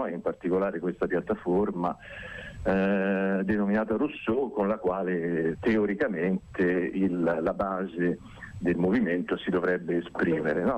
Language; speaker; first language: Italian; native; Italian